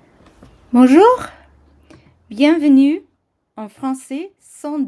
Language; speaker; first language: French; non-native, fluent; English